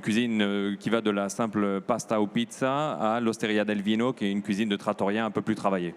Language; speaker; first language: French; native; French